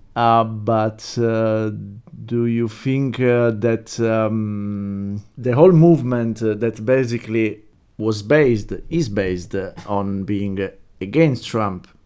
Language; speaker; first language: English; non-native, fluent; Italian